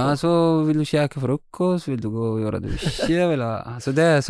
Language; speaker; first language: Swedish; non-native, learner; Arabic